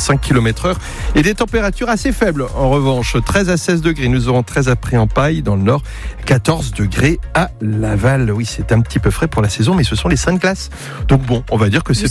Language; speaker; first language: French; native; French